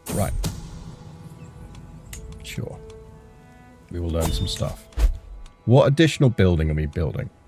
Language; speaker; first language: English; native; English